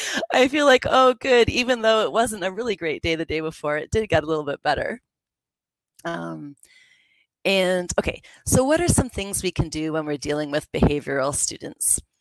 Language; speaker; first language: English; native; English